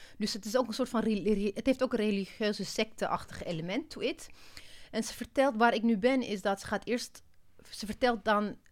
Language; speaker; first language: Dutch; non-native, fluent; Amharic